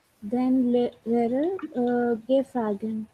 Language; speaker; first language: German; non-native, learner; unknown